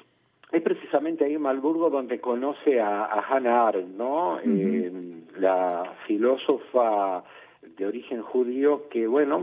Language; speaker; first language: Spanish; native; Spanish